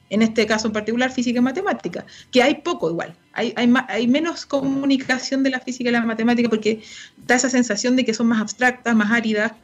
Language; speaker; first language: Spanish; native; Spanish